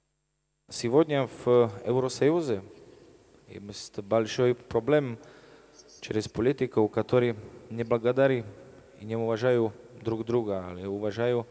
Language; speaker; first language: Russian; non-native, learner; Slovak